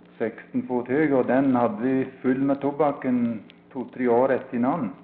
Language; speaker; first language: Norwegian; early bilingual, heritage; Norwegian